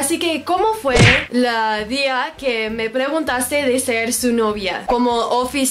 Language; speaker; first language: Spanish; non-native, learner; English